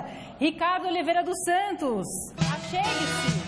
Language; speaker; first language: Portuguese; native; Portuguese